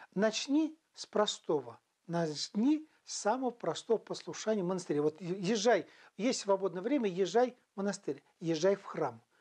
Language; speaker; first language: Russian; non-native, local second language; Chuvash